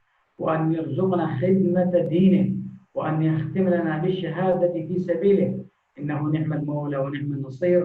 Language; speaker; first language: Arabic; native; Arabic